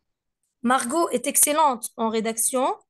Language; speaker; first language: French; non-native, fluent; Arabic